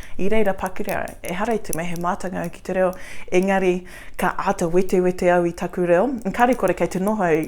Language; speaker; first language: Māori; non-native, local second language; English